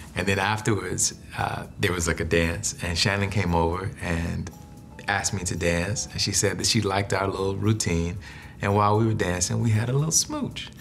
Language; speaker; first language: English; native; English